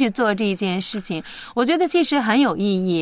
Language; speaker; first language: Chinese; native; Chinese